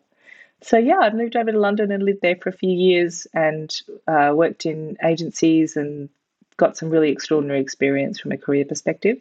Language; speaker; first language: English; native; English